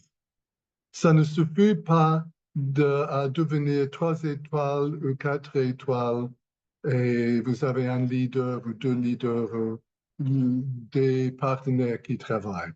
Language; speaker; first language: French; non-native, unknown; English